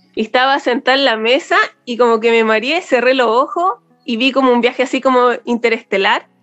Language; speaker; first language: Spanish; native; Spanish